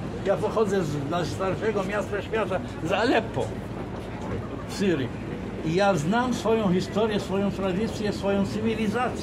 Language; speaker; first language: Polish; non-native, fluent; Arabic